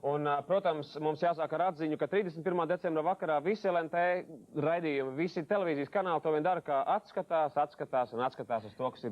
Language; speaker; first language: Latvian; native; Latvian